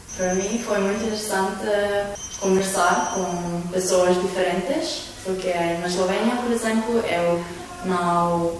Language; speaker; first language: Portuguese; non-native, learner; Slovenian